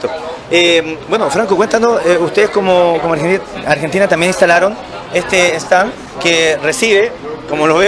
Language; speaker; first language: Spanish; native; Spanish